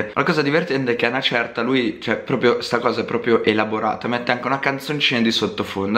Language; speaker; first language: Italian; native; Italian